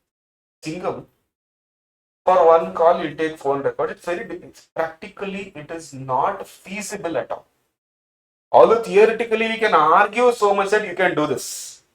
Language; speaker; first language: English; non-native, local second language; Tamil